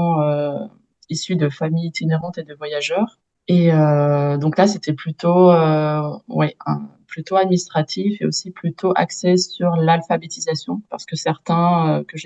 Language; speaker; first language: French; native; French